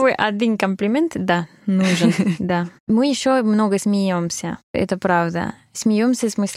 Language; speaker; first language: Russian; non-native, fluent; Spanish